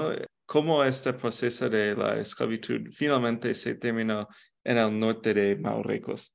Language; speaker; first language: Spanish; non-native, fluent; English